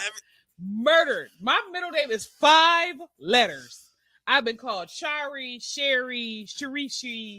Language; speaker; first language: English; native; English